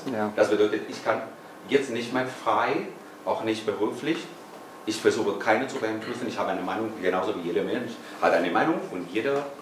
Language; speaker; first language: German; non-native, fluent; Spanish